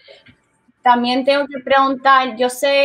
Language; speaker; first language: Spanish; early bilingual, heritage; Spanish